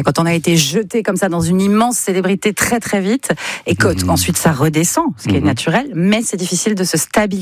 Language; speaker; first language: French; native; French